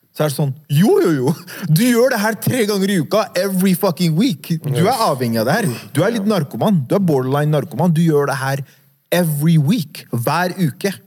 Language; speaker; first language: Norwegian; early bilingual, other home language; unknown